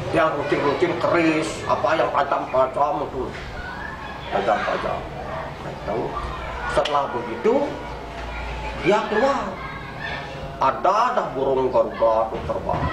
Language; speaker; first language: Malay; non-native, local second language; Balinese